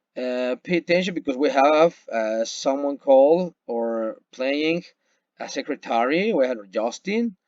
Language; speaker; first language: English; non-native, fluent; Spanish